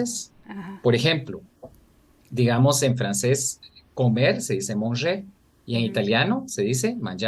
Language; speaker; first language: Spanish; native; Spanish